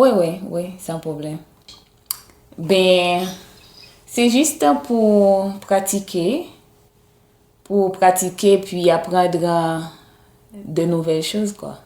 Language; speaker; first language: French; non-native, local second language; Haitian Creole